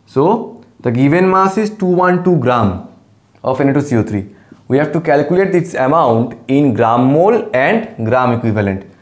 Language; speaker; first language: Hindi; non-native, local second language; Bangla